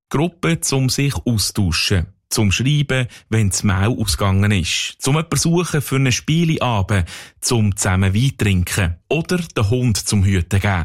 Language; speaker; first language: German; native; German